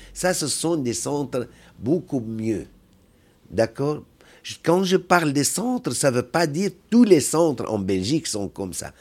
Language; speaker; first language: French; non-native, fluent; Arabic